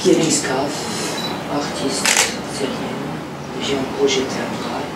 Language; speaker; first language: French; non-native, fluent; Arabic